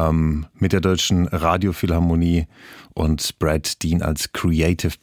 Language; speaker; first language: German; native; German